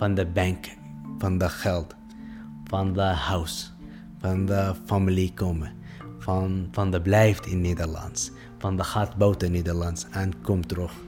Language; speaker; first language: Dutch; non-native, learner; Arabic